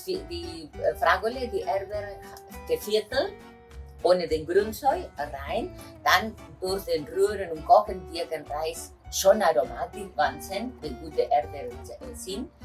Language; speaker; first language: German; non-native, fluent; Italian